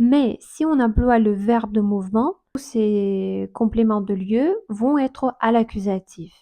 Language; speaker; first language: French; non-native, fluent; Russian